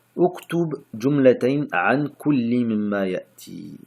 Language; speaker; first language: Arabic; non-native, fluent; French